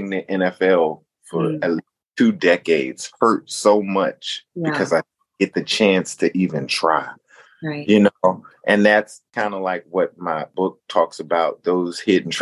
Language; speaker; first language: English; native; English